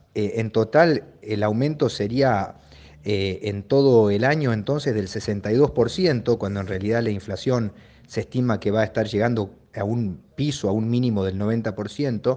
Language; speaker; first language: Spanish; native; Spanish